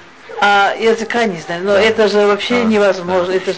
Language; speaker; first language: Russian; non-native, local second language; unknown